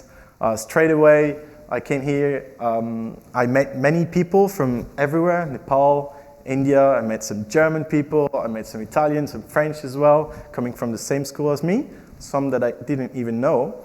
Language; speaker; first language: English; non-native, fluent; French